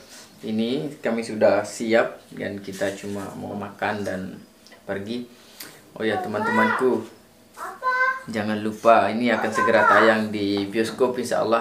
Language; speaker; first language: Indonesian; non-native, local second language; Sasak